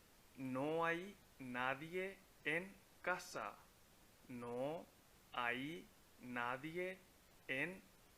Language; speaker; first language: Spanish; non-native, fluent; Punjabi